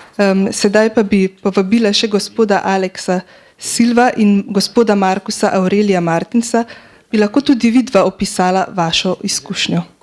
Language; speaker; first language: Slovenian; native; Slovenian